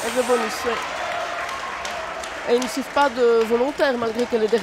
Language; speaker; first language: French; native; French